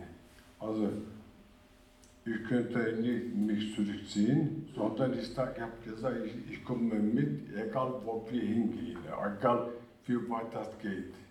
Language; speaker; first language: German; early bilingual, other home language; Turkish